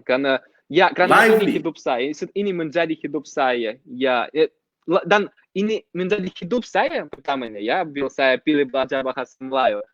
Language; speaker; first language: Indonesian; non-native, fluent; Russian